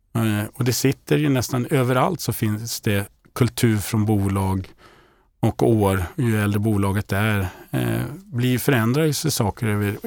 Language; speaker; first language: Swedish; native; Swedish